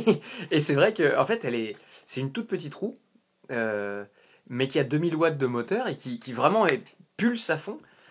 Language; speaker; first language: French; native; French